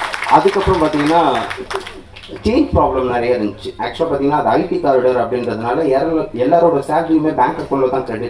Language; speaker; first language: Tamil; native; Tamil